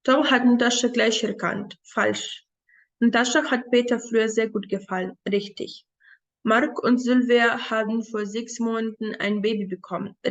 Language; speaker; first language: German; non-native, fluent; Ukrainian